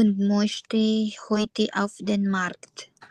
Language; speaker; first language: German; non-native, learner; Filipino